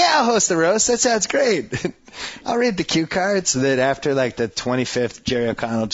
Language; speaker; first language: English; native; English